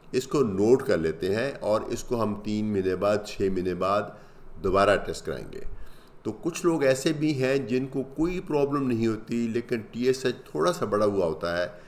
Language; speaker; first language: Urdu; native; Urdu